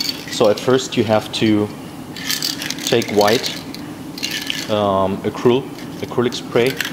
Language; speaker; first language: English; non-native, fluent; German